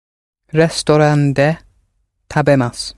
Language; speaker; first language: Japanese; non-native, learner; English